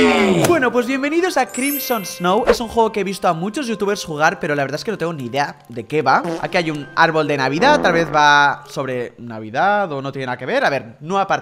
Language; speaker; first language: Spanish; native; Spanish